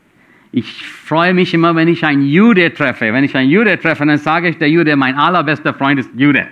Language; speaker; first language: German; non-native, fluent; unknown